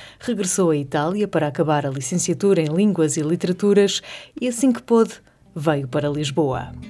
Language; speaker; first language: Portuguese; native; Portuguese